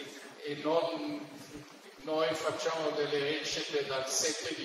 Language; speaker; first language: Italian; non-native, fluent; German